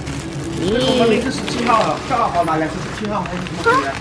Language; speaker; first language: Chinese; native; Chinese